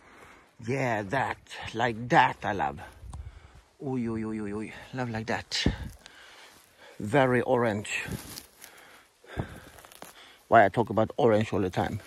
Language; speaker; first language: English; non-native, learner; Swedish